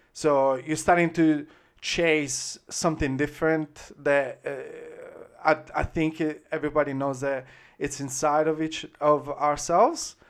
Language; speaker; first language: English; non-native, fluent; Italian